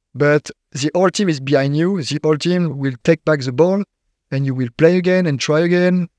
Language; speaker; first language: English; non-native, fluent; French